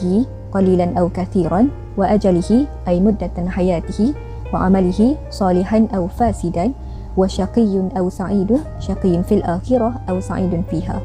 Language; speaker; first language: Arabic; non-native, learner; Malay